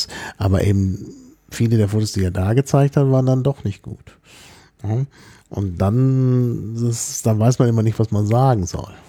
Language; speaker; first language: German; native; German